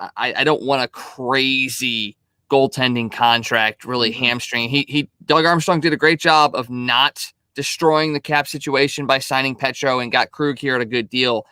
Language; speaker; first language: English; native; English